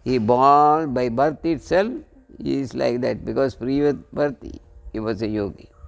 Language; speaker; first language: English; non-native, local second language; Kannada